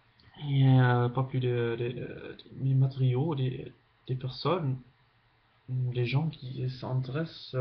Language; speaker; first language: French; non-native, fluent; Dutch